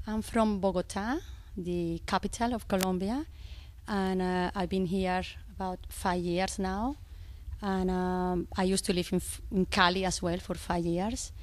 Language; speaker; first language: English; non-native, fluent; Spanish